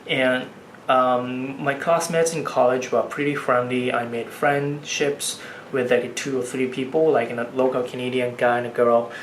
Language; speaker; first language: English; non-native, fluent; Japanese